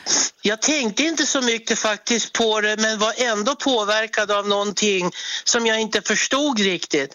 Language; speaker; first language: Swedish; native; Swedish